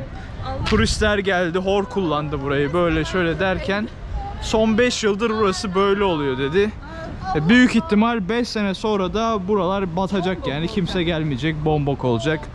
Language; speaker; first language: Turkish; native; Turkish